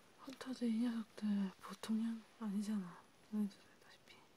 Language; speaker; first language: Korean; native; Korean